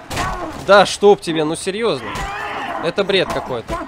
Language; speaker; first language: Russian; native; Russian